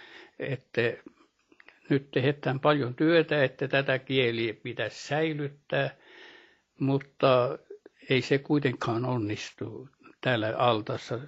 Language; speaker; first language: Finnish; early bilingual, heritage; Finnish